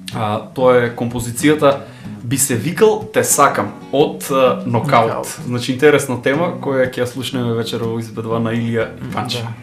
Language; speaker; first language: Macedonian; native; Macedonian